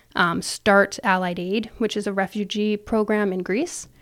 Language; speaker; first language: English; native; English